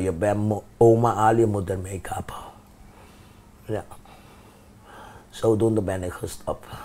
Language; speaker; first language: Dutch; non-native, fluent; Papiamento